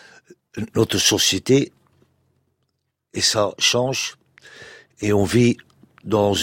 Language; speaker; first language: French; non-native, local second language; Dutch